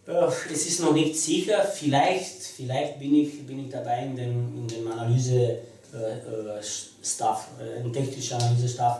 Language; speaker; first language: German; non-native, fluent; Romanian